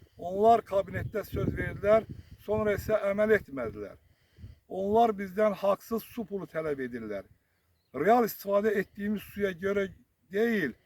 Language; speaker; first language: Azerbaijani; native; Azerbaijani